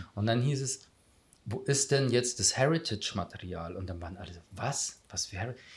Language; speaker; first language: German; native; German